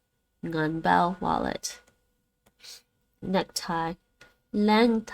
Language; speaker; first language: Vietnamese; non-native, learner; Dutch